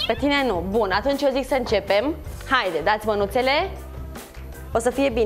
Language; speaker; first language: Romanian; native; Romanian